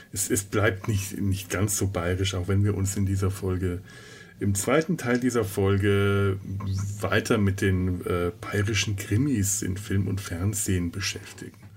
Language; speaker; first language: German; native; German